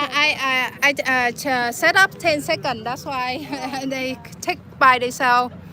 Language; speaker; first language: English; early bilingual, other home language; Vietnamese